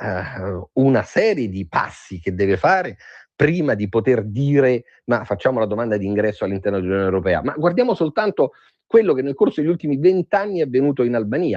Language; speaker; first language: Italian; native; Italian